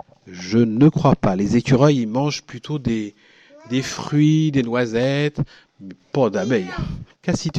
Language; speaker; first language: French; native; French